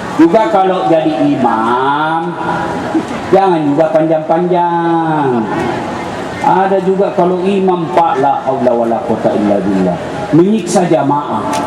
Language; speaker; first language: Indonesian; non-native, local second language; Buginese